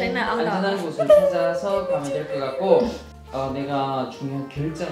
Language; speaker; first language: Korean; native; Korean